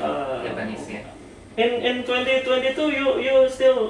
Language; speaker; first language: English; non-native, learner; Indonesian